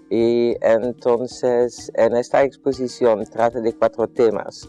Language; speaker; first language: Spanish; non-native, fluent; Dutch